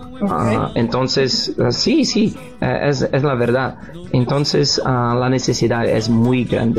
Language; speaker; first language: Spanish; non-native, learner; Portuguese